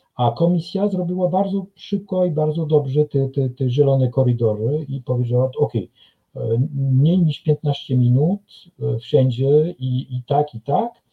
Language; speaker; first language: Polish; non-native, fluent; French